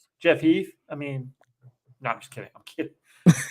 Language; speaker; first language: English; native; English